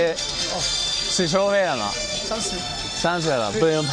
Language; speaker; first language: Chinese; non-native, learner; Japanese